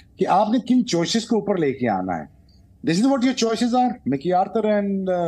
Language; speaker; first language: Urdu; non-native, local second language; Punjabi